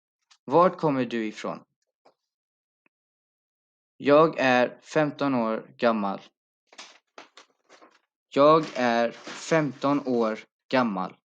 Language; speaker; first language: Swedish; non-native, fluent; Urdu